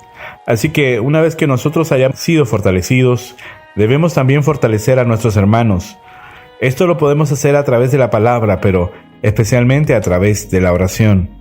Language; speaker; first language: Spanish; native; Spanish